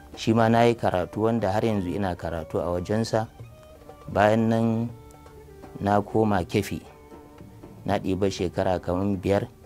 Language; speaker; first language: Hausa; native; Hausa